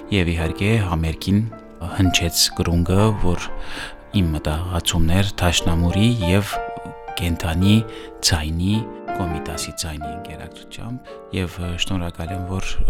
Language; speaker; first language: Armenian; early bilingual, heritage; Armenian